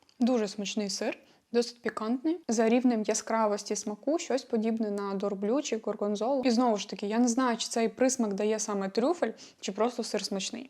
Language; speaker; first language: Ukrainian; non-native, local second language; Russian